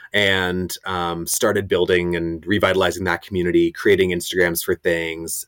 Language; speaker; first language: English; native; English